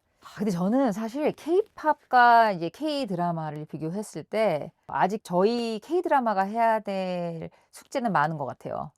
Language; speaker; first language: Korean; native; Korean